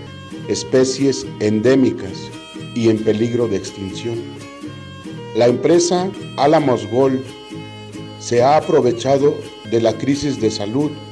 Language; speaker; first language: Spanish; native; Spanish